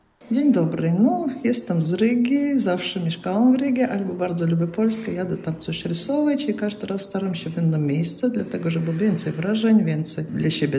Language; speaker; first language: Polish; non-native, local second language; Russian